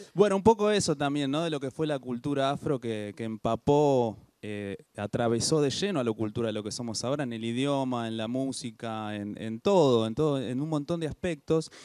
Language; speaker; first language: Spanish; non-native, fluent; Xhosa